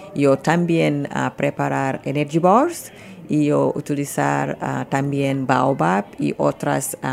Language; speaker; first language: Spanish; non-native, learner; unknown